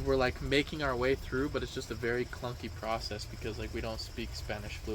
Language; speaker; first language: English; native; English